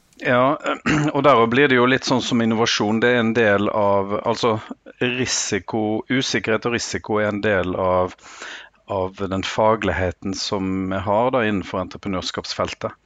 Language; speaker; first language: Norwegian; native; Norwegian